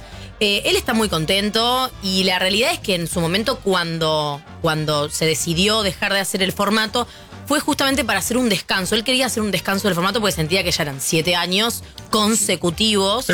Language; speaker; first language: Spanish; native; Spanish